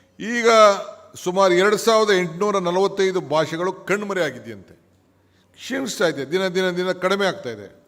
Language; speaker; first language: Kannada; native; Kannada